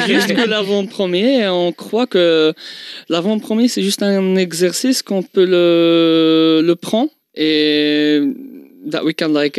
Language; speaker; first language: French; non-native, local second language; Arabic